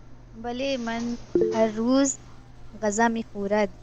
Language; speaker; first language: Persian; non-native, learner; Urdu